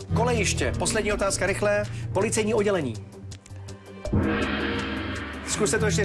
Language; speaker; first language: Czech; native; Czech